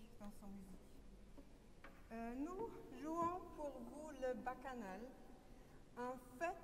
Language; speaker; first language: French; non-native, fluent; German